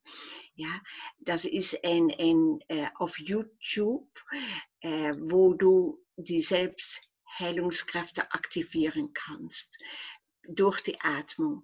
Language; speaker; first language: German; non-native, fluent; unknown